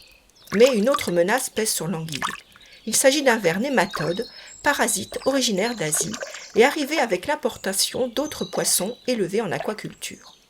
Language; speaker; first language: French; native; French